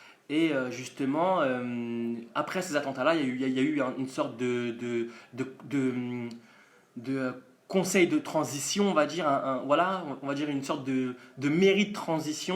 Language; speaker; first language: French; native; French